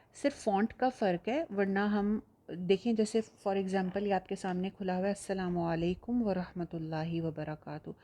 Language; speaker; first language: Urdu; native; Urdu